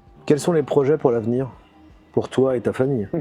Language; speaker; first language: French; native; French